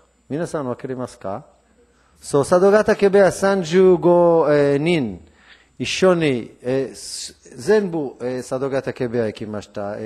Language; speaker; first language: Japanese; non-native, learner; Hebrew